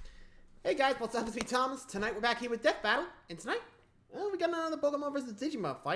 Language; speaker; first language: English; native; English